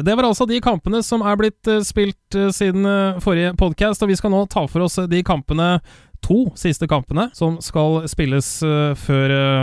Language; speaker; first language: Norwegian; native; Norwegian